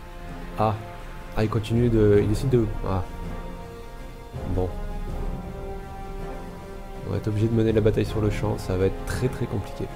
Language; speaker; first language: French; native; French